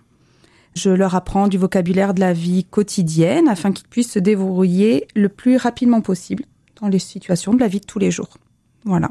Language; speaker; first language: French; native; French